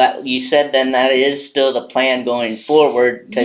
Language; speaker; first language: English; native; English